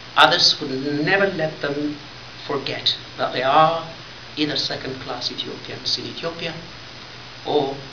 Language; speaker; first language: English; non-native, fluent; Tigrinya